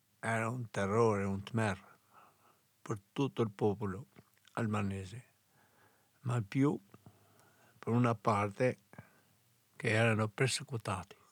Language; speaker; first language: Italian; non-native, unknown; Albanian